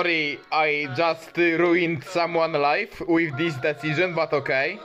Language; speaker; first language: English; non-native, fluent; Polish